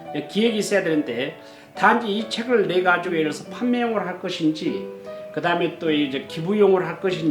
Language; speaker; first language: Korean; native; Korean